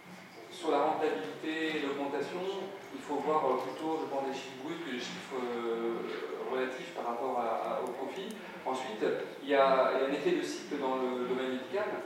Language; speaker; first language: French; native; French